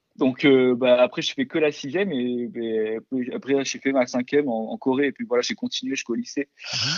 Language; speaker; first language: French; early bilingual, other home language; Korean